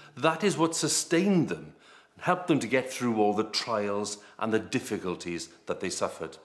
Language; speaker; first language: English; non-native, local second language; Welsh